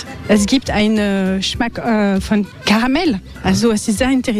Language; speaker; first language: German; non-native, learner; French